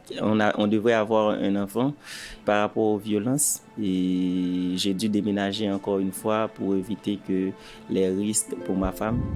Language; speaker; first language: French; non-native, local second language; Haitian Creole